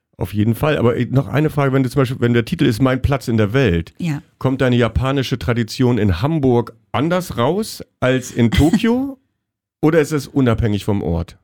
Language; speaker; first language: German; native; German